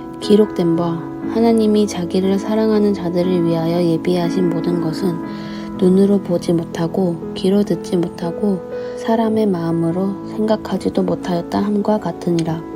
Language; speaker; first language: Korean; native; Korean